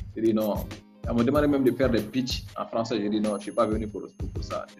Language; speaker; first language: French; non-native, local second language; Bambara